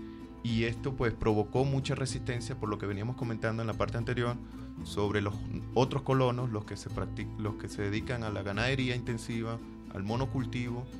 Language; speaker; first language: Spanish; native; Spanish